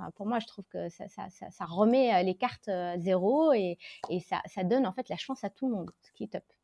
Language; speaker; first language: French; non-native, local second language; Arabic